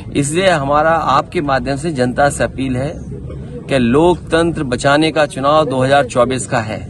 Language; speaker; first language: Hindi; native; Hindi